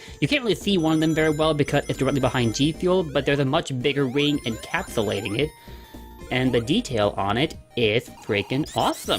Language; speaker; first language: English; native; English